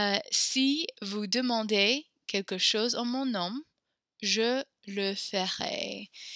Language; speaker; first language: French; non-native, fluent; English